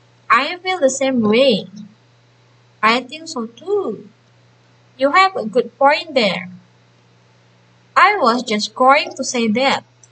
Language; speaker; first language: English; non-native, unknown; Indonesian